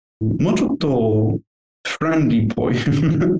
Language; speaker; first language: Japanese; non-native, learner; French